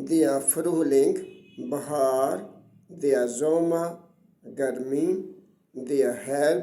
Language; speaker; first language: German; non-native, learner; Urdu